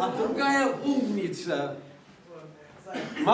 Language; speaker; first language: Russian; non-native, local second language; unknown